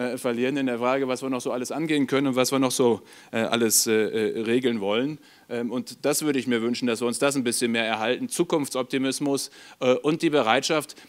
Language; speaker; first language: German; native; German